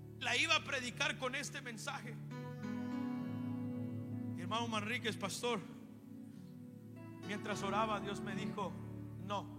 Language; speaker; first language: Spanish; native; Spanish